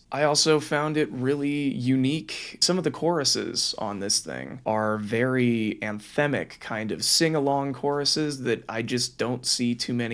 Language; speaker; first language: English; native; English